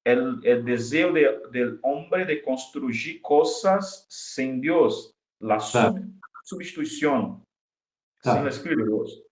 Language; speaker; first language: Spanish; non-native, fluent; Portuguese